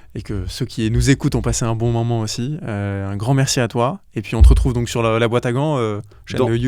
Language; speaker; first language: French; native; French